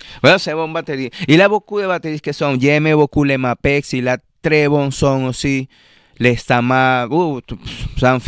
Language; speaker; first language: French; non-native, learner; Spanish